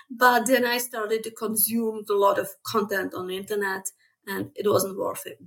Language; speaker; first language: English; non-native, fluent; Czech